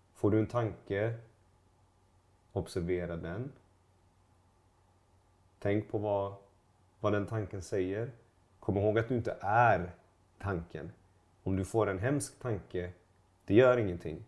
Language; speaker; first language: Swedish; native; Swedish